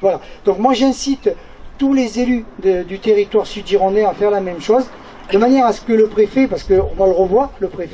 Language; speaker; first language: French; native; French